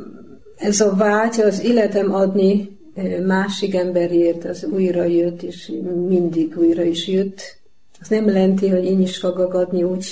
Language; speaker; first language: Hungarian; non-native, learner; Polish